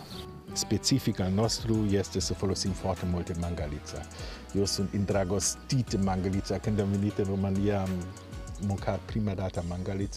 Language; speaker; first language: Romanian; non-native, learner; German